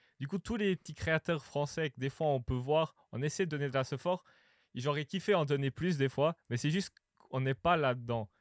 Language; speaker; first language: French; native; French